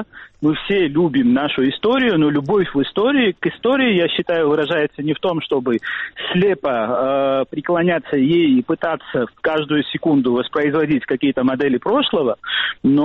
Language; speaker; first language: Russian; non-native, fluent; Georgian